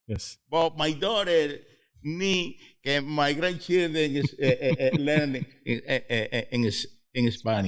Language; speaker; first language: English; non-native, learner; Spanish